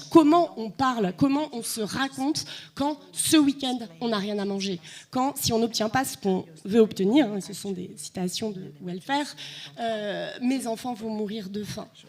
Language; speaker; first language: French; native; French